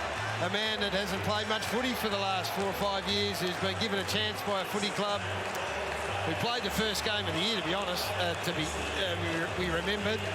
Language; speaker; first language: English; native; English